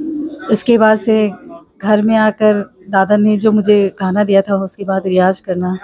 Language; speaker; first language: Hindi; non-native, local second language; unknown